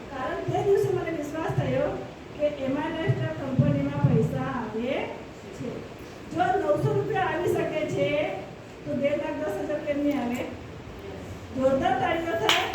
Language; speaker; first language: Gujarati; non-native, local second language; Marathi